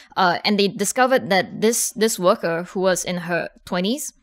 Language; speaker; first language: English; native; English